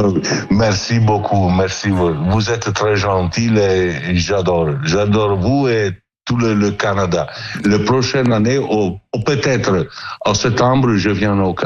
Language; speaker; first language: French; non-native, learner; Italian